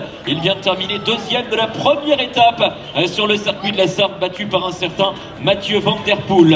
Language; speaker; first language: French; native; French